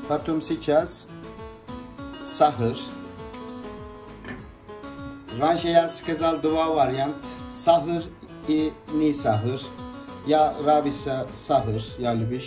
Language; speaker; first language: Russian; non-native, learner; Turkish